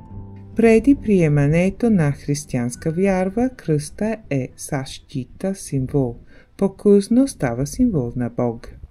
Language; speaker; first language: Bulgarian; non-native, learner; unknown